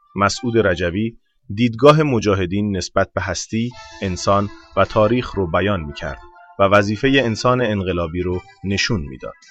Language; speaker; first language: Persian; native; Persian